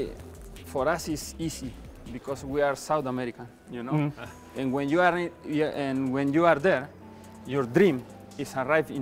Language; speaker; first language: English; non-native, learner; Spanish